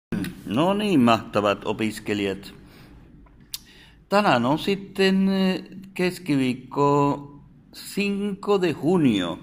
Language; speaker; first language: Finnish; non-native, fluent; Spanish